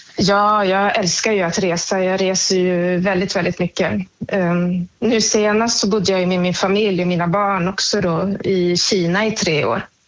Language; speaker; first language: Swedish; native; Swedish